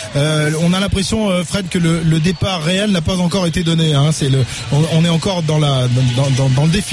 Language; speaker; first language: French; native; French